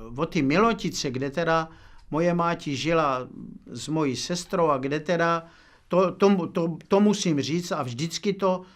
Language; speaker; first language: Czech; native; Czech